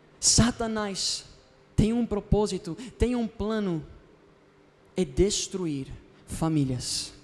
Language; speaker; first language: Portuguese; non-native, fluent; Spanish